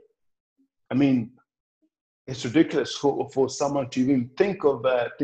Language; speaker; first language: English; non-native, local second language; Northern Sotho